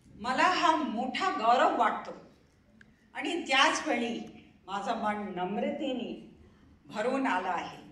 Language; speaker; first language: Marathi; early bilingual, heritage; Marathi